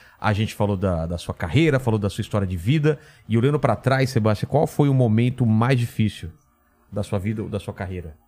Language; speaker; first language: Portuguese; native; Portuguese